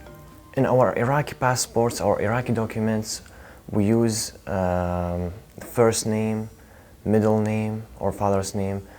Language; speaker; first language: English; non-native, fluent; Arabic